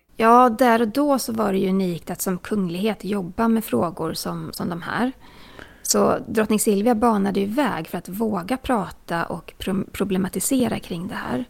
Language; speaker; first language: Swedish; native; Swedish